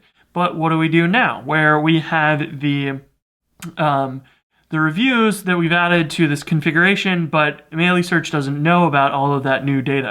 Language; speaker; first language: English; native; English